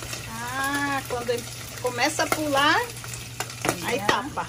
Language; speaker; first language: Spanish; non-native, learner; Portuguese